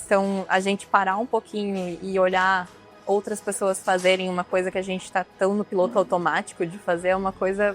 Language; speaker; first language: Portuguese; native; Portuguese